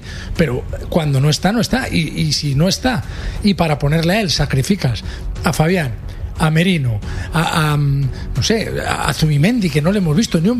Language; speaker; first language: Spanish; native; Spanish